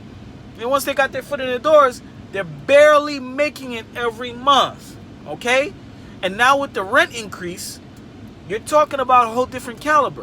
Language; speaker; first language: English; native; English